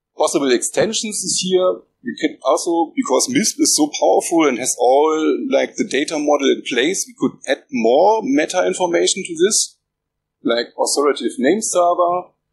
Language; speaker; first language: English; non-native, fluent; German